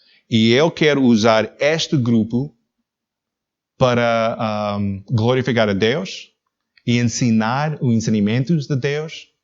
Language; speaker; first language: Portuguese; non-native, learner; English